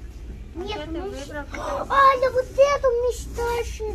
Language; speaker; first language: Russian; early bilingual, heritage; Russian